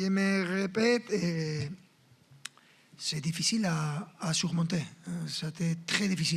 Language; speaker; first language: French; non-native, fluent; Spanish